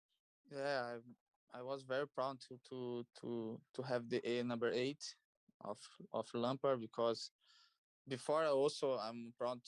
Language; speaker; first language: English; non-native, learner; Portuguese